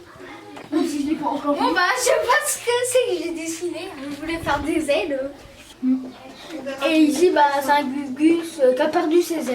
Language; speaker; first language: French; native; French